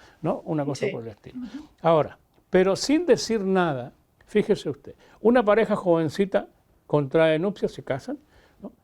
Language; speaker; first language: Spanish; native; Spanish